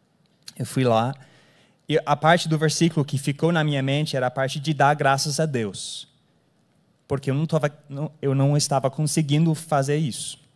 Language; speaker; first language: Portuguese; non-native, fluent; English